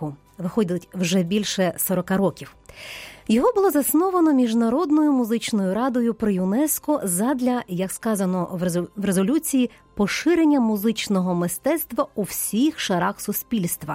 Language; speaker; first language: Ukrainian; native; Ukrainian